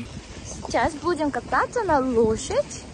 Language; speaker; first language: Russian; non-native, learner; Korean